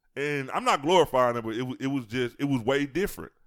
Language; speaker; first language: English; native; English